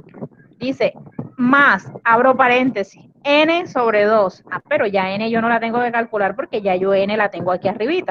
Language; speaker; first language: Spanish; native; Spanish